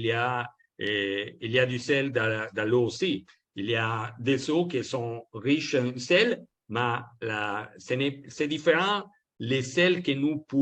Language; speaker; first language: French; non-native, learner; Italian